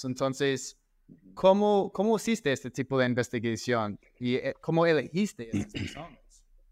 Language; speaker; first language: Spanish; non-native, fluent; English